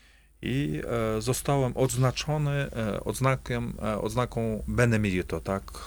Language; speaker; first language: Polish; non-native, fluent; Kazakh